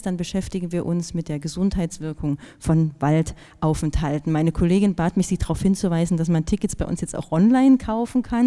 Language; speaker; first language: German; native; German